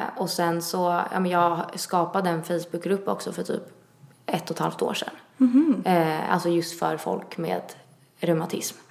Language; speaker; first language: Swedish; early bilingual, other home language; Italian